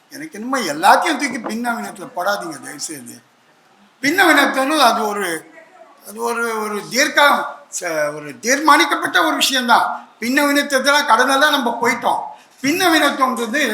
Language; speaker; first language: Tamil; native; Tamil